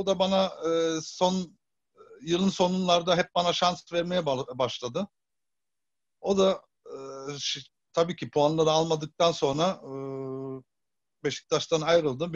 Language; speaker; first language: Turkish; early bilingual, heritage; Turkish